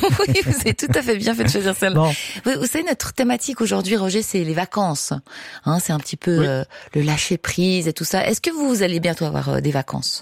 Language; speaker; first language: French; native; French